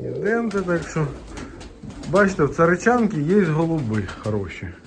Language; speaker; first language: Ukrainian; non-native, local second language; Russian